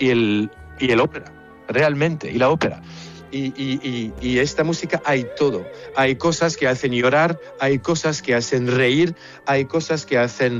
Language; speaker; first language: Spanish; non-native, fluent; French